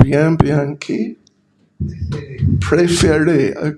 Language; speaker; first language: French; non-native, learner; English